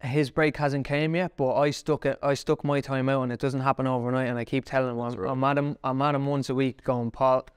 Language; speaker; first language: English; native; English